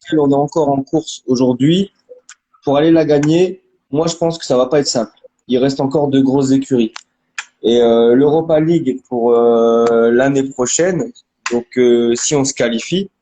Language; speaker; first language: French; native; French